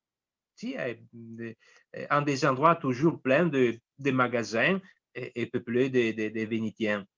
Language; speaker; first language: French; non-native, fluent; Italian